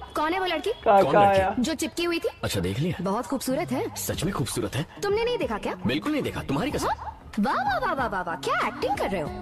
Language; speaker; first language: Hindi; native; Hindi